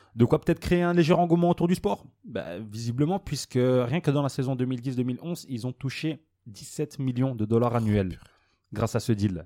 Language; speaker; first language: French; native; French